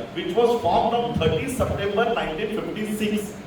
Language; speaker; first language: English; non-native, local second language; Marathi